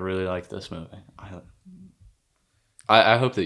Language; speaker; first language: English; native; English